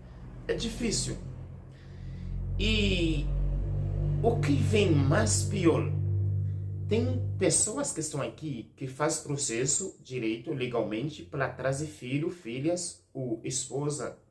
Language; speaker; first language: Portuguese; non-native, learner; Haitian Creole